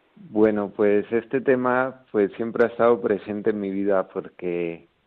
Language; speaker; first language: Spanish; native; Spanish